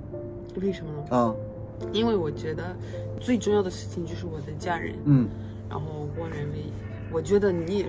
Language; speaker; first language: Chinese; non-native, fluent; French